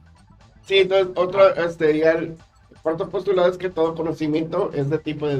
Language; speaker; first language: Spanish; native; Spanish